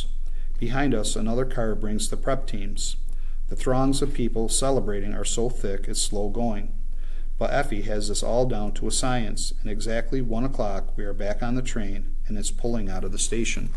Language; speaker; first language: English; native; English